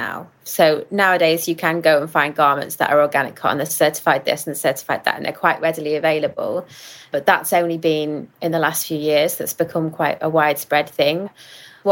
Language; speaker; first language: English; native; English